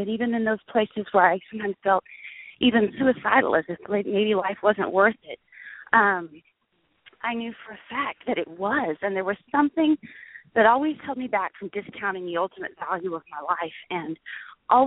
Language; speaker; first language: English; native; English